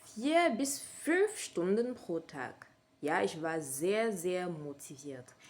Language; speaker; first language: German; non-native, learner; French